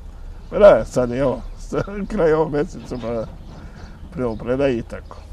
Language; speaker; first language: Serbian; non-native, fluent; Arabic